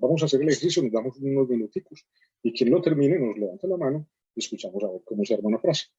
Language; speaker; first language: Spanish; native; Spanish